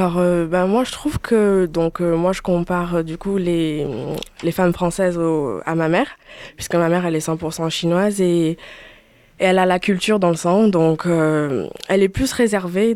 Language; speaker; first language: French; early bilingual, other home language; Chinese